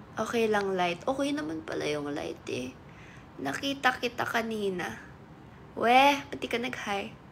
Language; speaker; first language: Filipino; native; Filipino